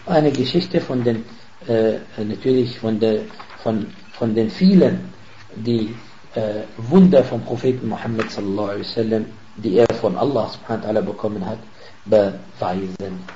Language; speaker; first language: German; non-native, fluent; Arabic